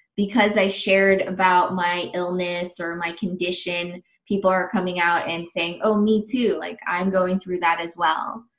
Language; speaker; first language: English; early bilingual, other home language; Filipino